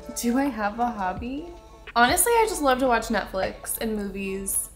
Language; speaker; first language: English; native; English